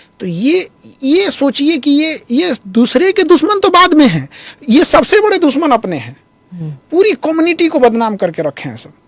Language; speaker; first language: Hindi; native; Hindi